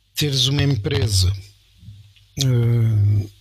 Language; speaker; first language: Portuguese; native; Portuguese